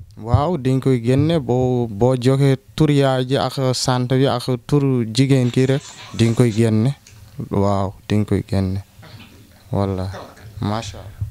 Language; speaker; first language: Wolof; non-native, local second language; Fula